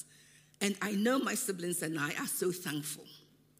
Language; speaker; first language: English; non-native, local second language; Akan